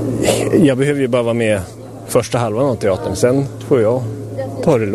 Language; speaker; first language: Swedish; native; Swedish